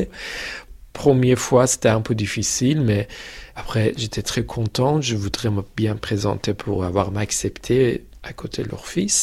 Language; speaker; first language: French; non-native, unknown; Persian